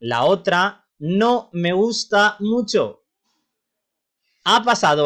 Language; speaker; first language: Spanish; non-native, fluent; Urdu